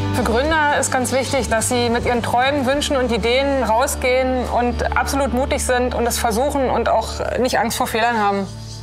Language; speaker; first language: German; native; German